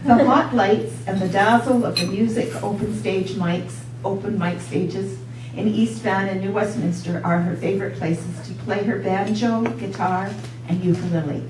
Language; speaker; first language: English; native; English